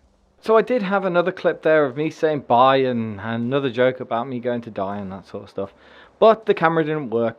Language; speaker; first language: English; native; English